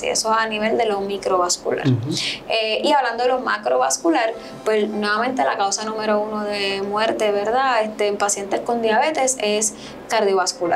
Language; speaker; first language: Spanish; native; Spanish